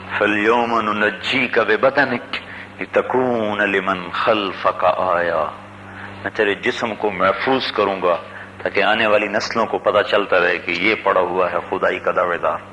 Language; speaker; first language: Urdu; non-native, local second language; Punjabi